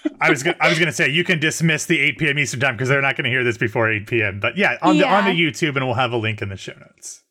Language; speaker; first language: English; native; English